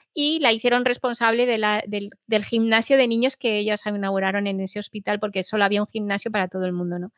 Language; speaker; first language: Spanish; native; Spanish